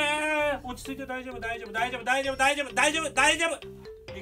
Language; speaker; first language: Japanese; native; Japanese